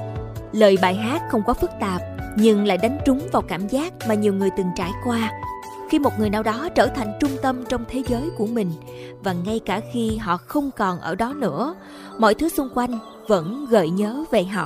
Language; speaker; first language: Vietnamese; native; Vietnamese